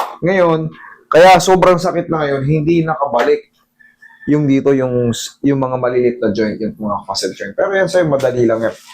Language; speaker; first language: Filipino; native; Filipino